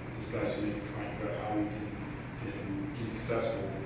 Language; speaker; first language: English; native; English